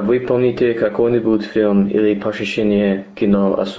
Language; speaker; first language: Russian; non-native, learner; English